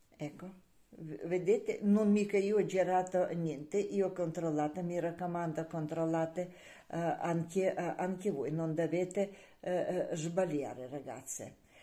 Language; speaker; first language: Italian; non-native, learner; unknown